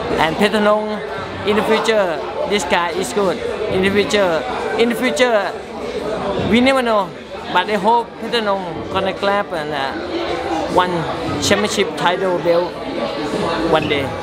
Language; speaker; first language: English; non-native, learner; Thai